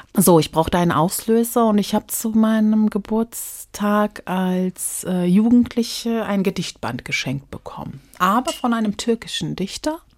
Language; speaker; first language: German; early bilingual, other home language; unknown